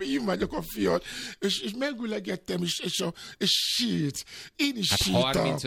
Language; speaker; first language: Hungarian; non-native, learner; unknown